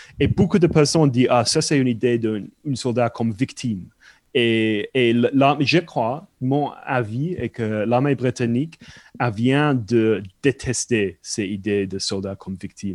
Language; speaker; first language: French; non-native, fluent; English